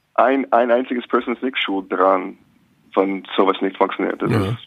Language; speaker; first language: German; non-native, learner; English